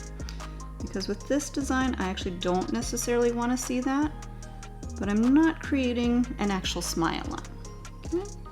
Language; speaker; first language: English; native; English